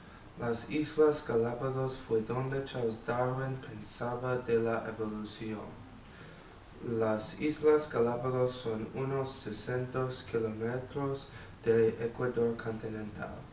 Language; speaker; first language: Spanish; non-native, learner; English